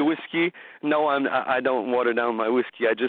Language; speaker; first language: English; non-native, learner; French